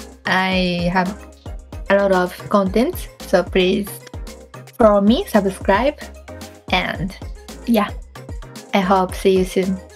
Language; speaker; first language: English; non-native, learner; Japanese